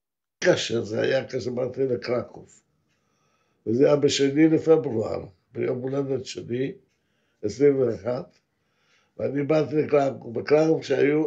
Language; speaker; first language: Hebrew; non-native, fluent; Polish